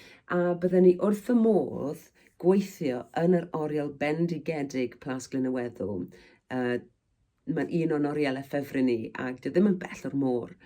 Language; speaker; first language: Welsh; native; Welsh